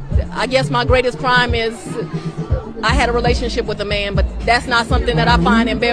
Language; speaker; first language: English; native; English